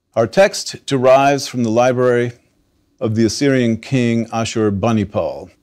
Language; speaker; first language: English; native; English